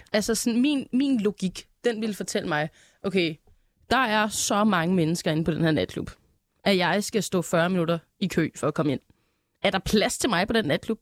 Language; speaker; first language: Danish; native; Danish